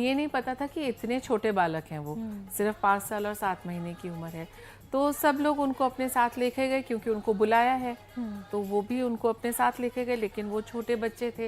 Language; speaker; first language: Hindi; native; Hindi